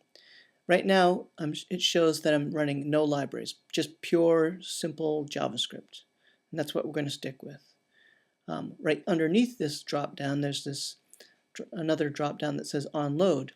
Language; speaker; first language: English; native; English